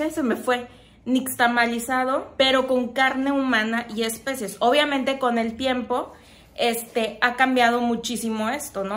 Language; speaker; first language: Spanish; native; Spanish